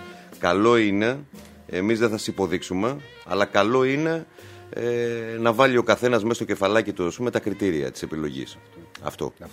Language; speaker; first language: Greek; native; Greek